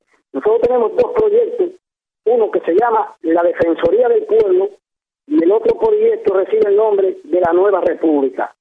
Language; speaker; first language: Spanish; native; Spanish